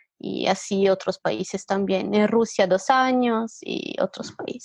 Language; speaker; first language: Spanish; non-native, fluent; Italian